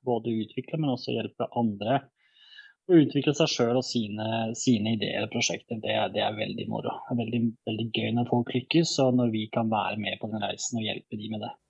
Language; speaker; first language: Norwegian; early bilingual, other home language; Bosnian